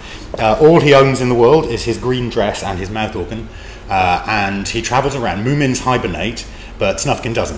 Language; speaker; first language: English; native; English